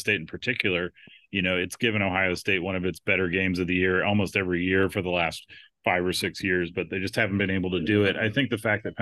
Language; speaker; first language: English; native; English